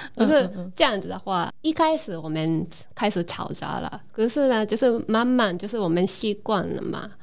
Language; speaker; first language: Chinese; non-native, learner; Japanese